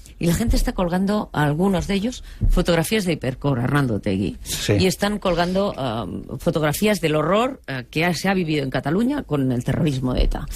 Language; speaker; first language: Spanish; non-native, local second language; Catalan